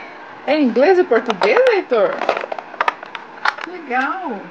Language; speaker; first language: Portuguese; native; Portuguese